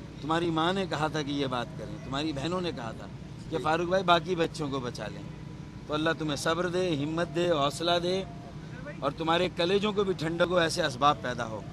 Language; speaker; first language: Urdu; native; Urdu